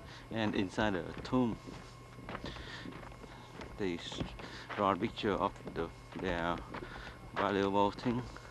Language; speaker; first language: English; non-native, learner; Vietnamese